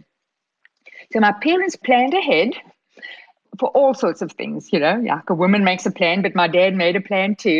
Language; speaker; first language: English; native; English